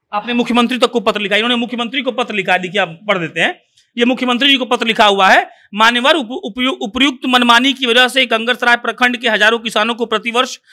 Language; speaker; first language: Hindi; native; Hindi